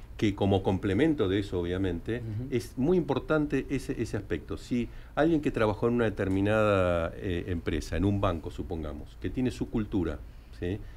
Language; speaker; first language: Spanish; native; Spanish